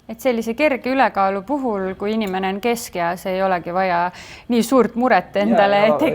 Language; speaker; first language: Estonian; native; Estonian